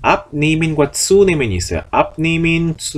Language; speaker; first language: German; non-native, fluent; Korean